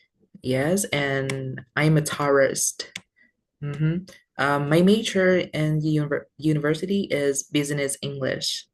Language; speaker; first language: English; non-native, learner; Vietnamese